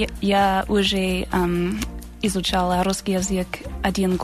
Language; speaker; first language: Russian; non-native, learner; English